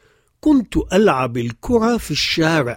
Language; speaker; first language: Arabic; non-native, fluent; French